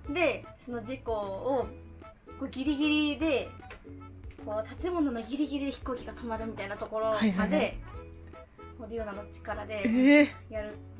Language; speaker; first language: Japanese; native; Japanese